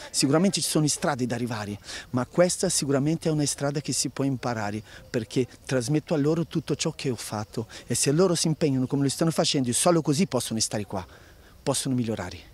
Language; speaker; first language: Italian; non-native, fluent; Portuguese